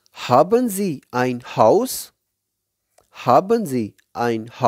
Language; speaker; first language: German; non-native, learner; Hindi